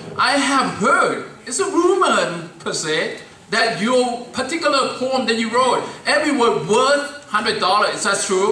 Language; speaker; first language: English; non-native, fluent; Thai